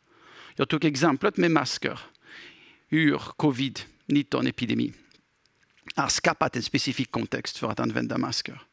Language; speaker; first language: Swedish; non-native, fluent; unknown